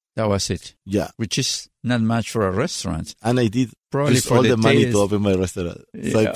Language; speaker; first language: English; non-native, fluent; Spanish